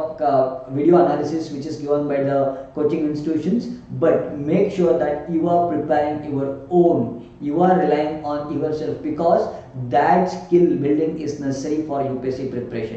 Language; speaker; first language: English; non-native, local second language; Kannada